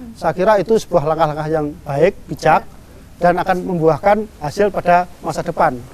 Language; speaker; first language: Indonesian; non-native, local second language; Javanese